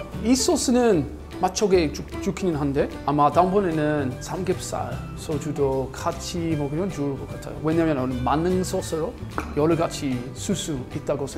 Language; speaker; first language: Korean; non-native, learner; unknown